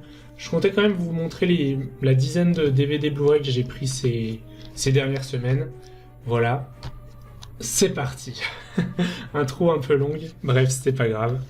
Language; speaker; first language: French; native; French